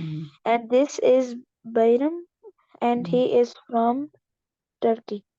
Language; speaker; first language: English; non-native, local second language; Urdu